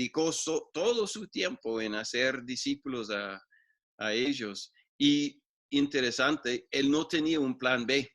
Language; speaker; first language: Spanish; non-native, fluent; English